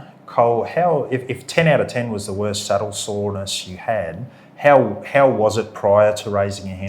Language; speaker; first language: English; native; English